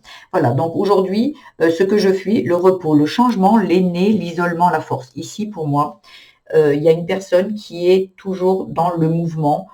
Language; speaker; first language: French; native; French